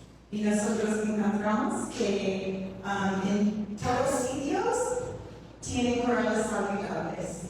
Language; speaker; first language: Spanish; non-native, learner; English